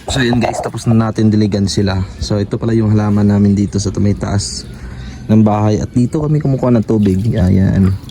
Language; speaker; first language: Filipino; native; Filipino